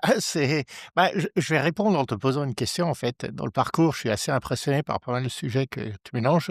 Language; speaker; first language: French; native; French